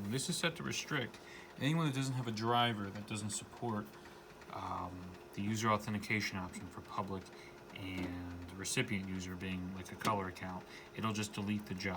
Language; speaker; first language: English; native; English